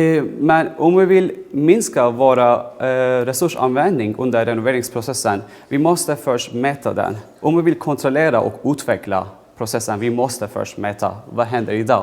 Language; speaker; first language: Swedish; non-native, fluent; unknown